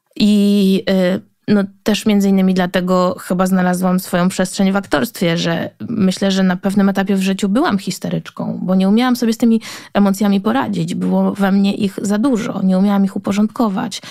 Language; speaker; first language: Polish; native; Polish